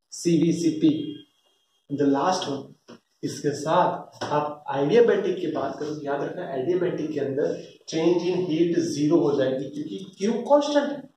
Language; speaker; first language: Hindi; non-native, local second language; Gujarati